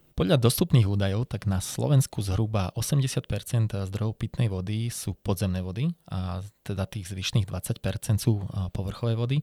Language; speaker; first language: Slovak; native; Slovak